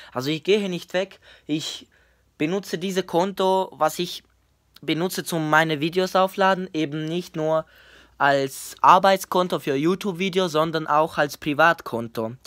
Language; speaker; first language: German; non-native, learner; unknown